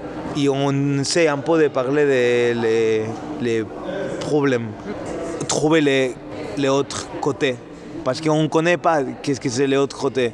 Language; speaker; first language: French; non-native, learner; Spanish